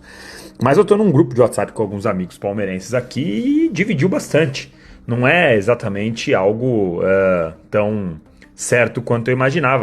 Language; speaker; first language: Portuguese; native; Portuguese